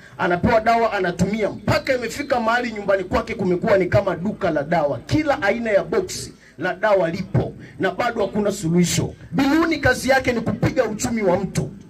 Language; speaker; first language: Swahili; native; Swahili